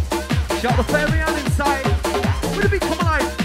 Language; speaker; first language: English; native; English